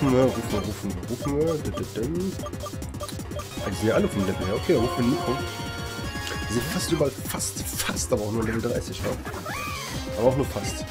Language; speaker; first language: German; native; German